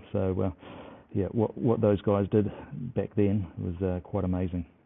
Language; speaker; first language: English; native; English